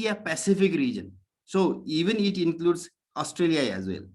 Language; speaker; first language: English; non-native, local second language; Nepali